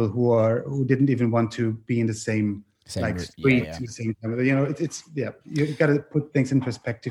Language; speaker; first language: English; non-native, fluent; German